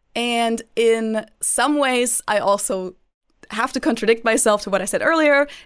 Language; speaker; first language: English; non-native, fluent; German